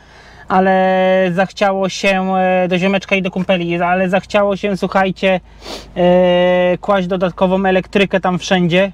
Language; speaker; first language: Polish; native; Polish